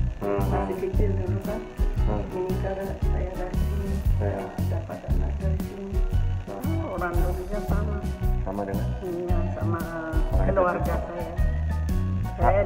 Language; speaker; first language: Indonesian; non-native, learner; Amharic